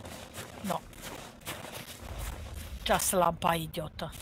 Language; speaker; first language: English; non-native, learner; Hungarian